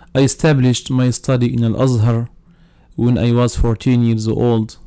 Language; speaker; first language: English; non-native, fluent; Arabic